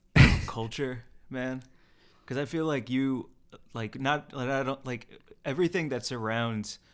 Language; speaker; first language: English; native; English